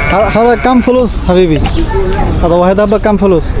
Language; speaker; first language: Arabic; non-native, learner; Bangla